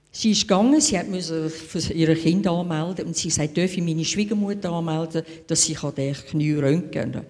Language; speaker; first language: German; non-native, fluent; English